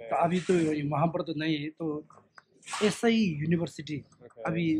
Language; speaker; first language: Hindi; non-native, fluent; Tibetan